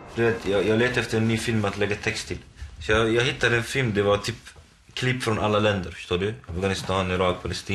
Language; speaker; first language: Swedish; non-native, local second language; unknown